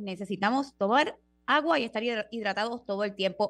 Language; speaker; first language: Spanish; native; Spanish